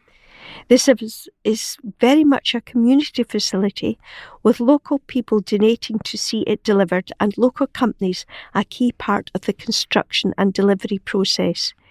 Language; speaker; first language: English; native; English